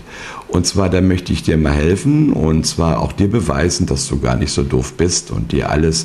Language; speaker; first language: German; native; German